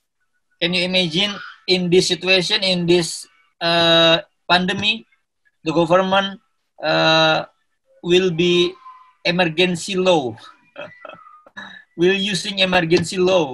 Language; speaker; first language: English; non-native, learner; Indonesian